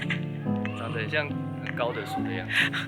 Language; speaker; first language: Chinese; native; Chinese